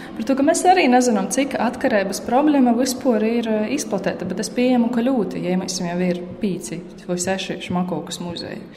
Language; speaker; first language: Latvian; native; Latvian